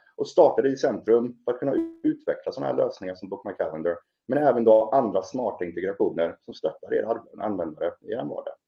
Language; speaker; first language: Swedish; native; Swedish